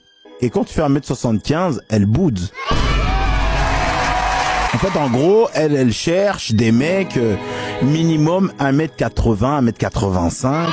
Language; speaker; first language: French; native; French